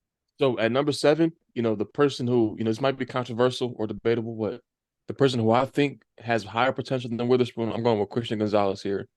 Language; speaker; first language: English; native; English